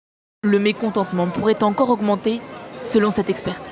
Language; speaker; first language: French; native; French